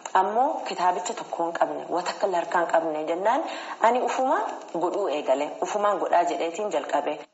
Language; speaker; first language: Oromo; early bilingual, heritage; Oromo